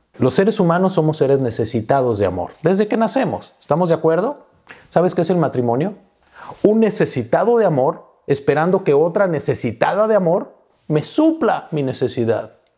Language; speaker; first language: Spanish; native; Spanish